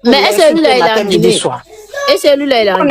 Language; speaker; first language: French; non-native, local second language; Mandingo